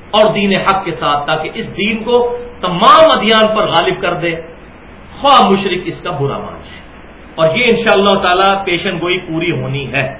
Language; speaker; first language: Urdu; non-native, local second language; Punjabi